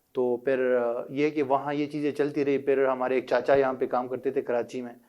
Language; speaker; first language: Urdu; non-native, local second language; Pashto